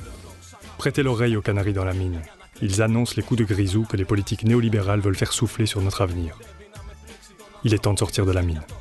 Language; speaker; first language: French; native; French